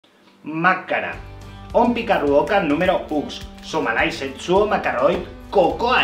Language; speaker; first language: Finnish; non-native, fluent; Spanish